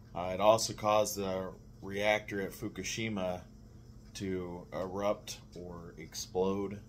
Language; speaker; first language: English; native; English